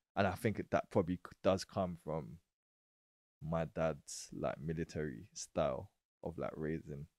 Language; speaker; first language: English; native; English